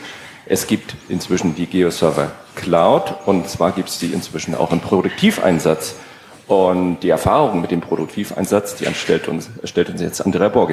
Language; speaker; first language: German; native; German